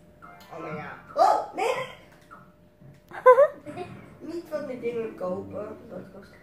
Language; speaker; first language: Dutch; early bilingual, other home language; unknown